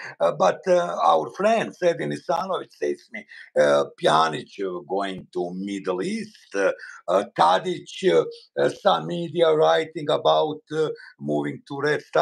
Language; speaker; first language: English; non-native, learner; Bosnian